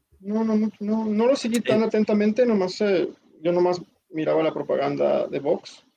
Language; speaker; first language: Spanish; early bilingual, heritage; Spanish